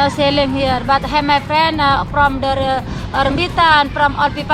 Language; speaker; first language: English; non-native, learner; Sasak